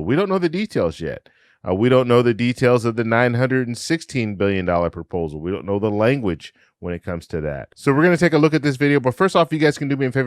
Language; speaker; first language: English; native; English